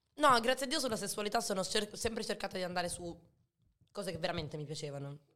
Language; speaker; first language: Italian; early bilingual, other home language; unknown